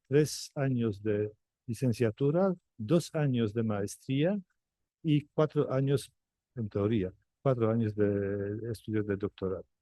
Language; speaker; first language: Spanish; non-native, fluent; Polish